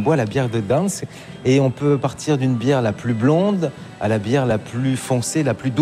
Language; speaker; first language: French; native; French